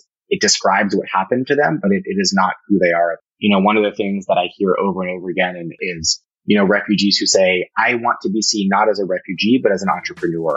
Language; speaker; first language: English; native; English